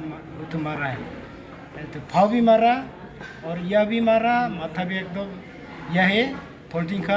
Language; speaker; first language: Hindi; non-native, local second language; Khasi